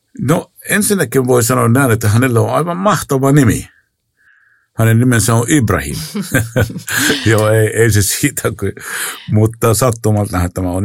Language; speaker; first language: Finnish; non-native, fluent; Arabic